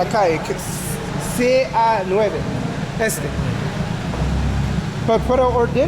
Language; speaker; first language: Spanish; non-native, learner; English